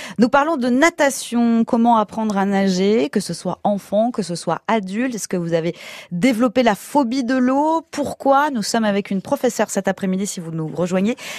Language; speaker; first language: French; native; French